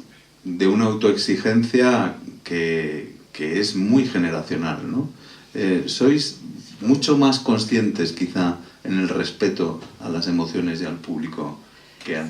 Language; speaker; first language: Spanish; native; Spanish